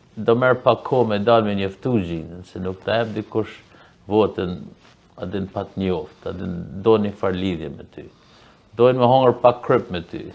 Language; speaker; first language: Albanian; early bilingual, heritage; Albanian